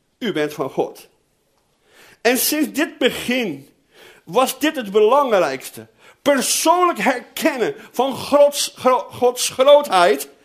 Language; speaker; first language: Dutch; non-native, fluent; Portuguese